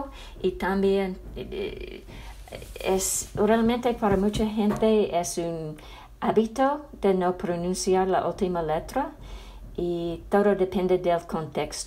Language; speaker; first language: Spanish; non-native, fluent; English